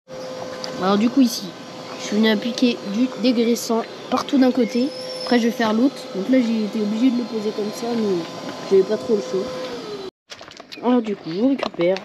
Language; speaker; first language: French; native; French